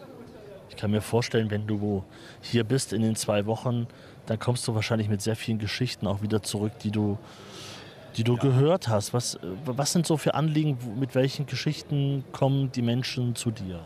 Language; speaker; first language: German; native; German